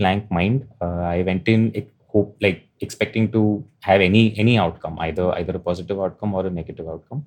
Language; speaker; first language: English; non-native, local second language; Hindi